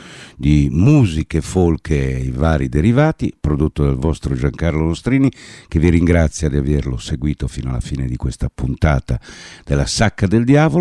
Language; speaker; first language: Italian; native; Italian